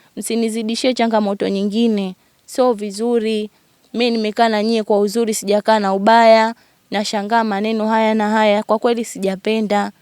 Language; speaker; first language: Swahili; native; Swahili